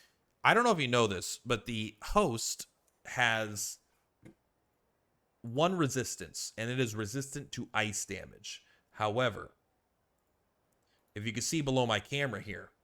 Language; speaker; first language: English; native; English